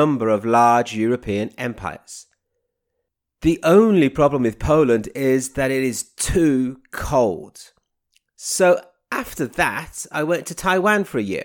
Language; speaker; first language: English; native; English